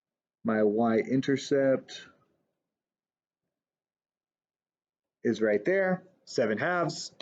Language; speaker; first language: English; native; English